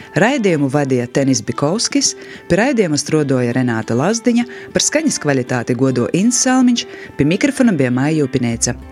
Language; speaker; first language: Latvian; native; Latvian